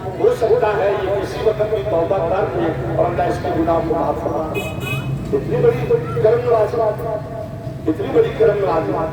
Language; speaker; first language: Urdu; non-native, local second language; Pashto